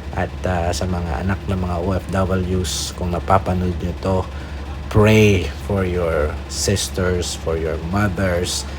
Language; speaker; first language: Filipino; non-native, local second language; Iloko